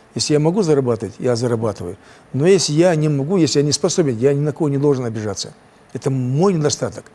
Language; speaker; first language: Russian; non-native, local second language; Chechen